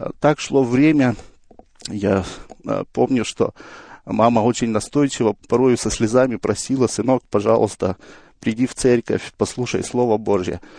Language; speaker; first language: Russian; native; Russian